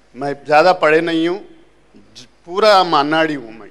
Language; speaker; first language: Hindi; non-native, local second language; Telugu